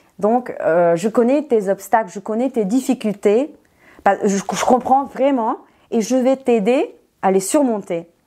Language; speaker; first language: French; non-native, fluent; Serbian